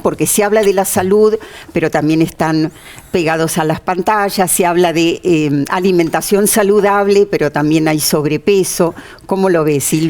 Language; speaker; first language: Spanish; native; Spanish